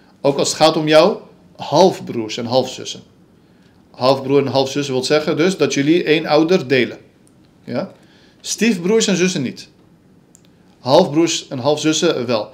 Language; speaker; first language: Dutch; early bilingual, other home language; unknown